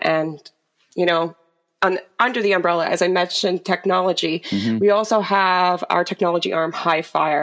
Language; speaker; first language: English; native; English